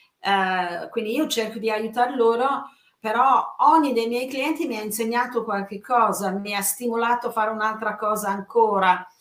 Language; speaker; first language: Italian; non-native, fluent; English